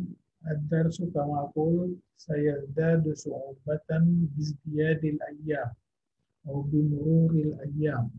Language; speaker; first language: Arabic; non-native, fluent; Indonesian